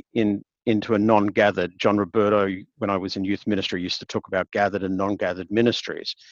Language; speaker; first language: English; native; English